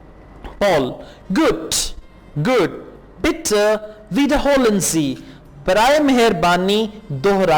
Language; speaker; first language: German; non-native, learner; Urdu